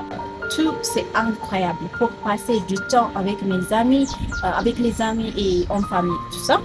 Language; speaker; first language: French; non-native, learner; Amharic